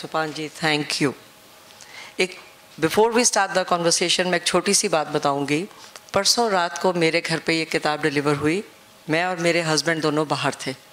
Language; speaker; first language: Hindi; native; Hindi